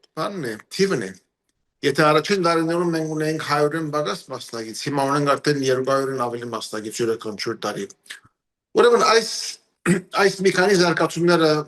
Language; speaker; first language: Armenian; early bilingual, heritage; Armenian